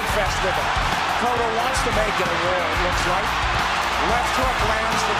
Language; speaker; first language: English; native; English